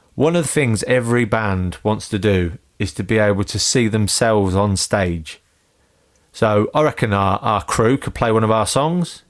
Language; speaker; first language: English; native; English